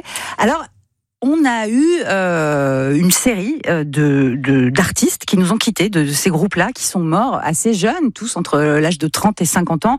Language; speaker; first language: French; native; French